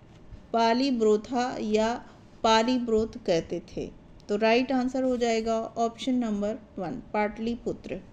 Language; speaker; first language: Hindi; native; Hindi